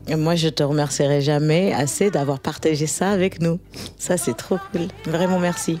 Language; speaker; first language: French; early bilingual, other home language; English